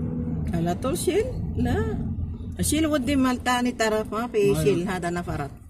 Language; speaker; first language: Arabic; non-native, learner; Filipino